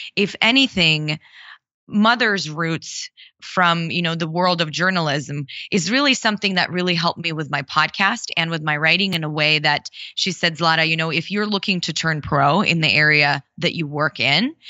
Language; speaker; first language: English; early bilingual, other home language; Russian